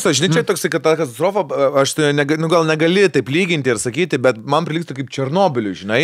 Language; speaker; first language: Lithuanian; native; Lithuanian